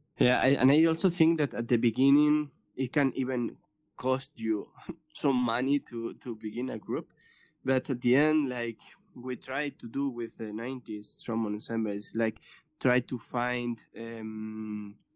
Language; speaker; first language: English; non-native, fluent; Spanish